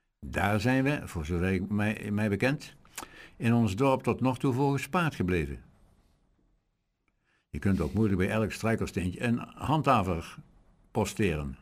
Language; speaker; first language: Dutch; native; Dutch